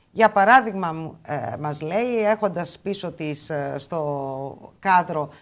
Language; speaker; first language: Greek; native; Greek